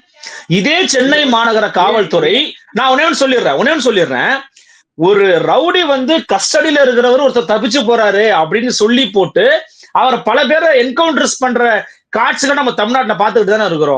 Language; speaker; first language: Tamil; native; Tamil